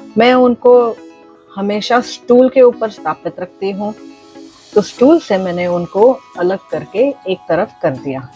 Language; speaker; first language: Hindi; non-native, local second language; Marathi